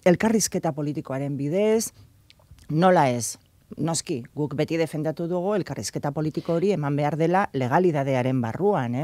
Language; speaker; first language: Basque; non-native, local second language; Spanish